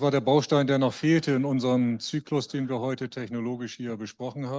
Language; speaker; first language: German; native; German